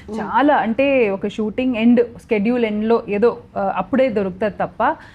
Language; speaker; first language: Telugu; non-native, local second language; Odia